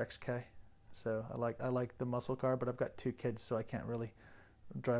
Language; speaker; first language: English; native; English